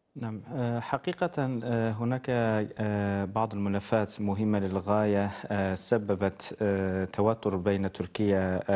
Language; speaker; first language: Arabic; non-native, fluent; Turkish